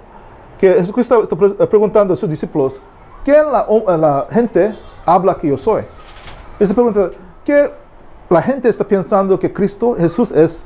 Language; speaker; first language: Spanish; non-native, learner; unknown